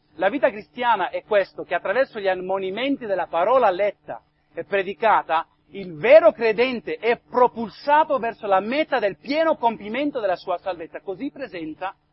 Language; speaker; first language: Italian; non-native, fluent; English